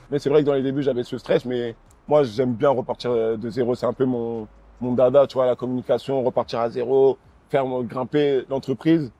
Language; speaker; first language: French; early bilingual, other home language; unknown